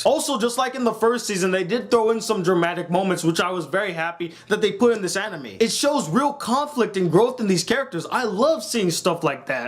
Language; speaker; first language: English; native; English